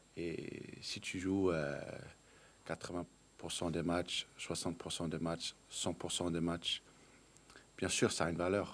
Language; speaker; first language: French; non-native, fluent; Danish